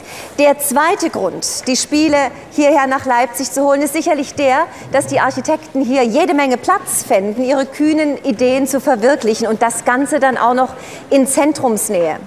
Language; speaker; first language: German; native; German